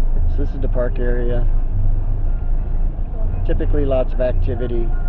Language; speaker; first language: English; native; English